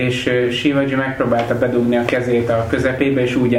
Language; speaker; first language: Hungarian; native; Hungarian